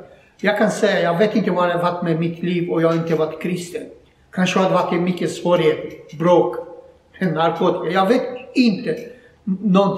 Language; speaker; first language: Swedish; non-native, fluent; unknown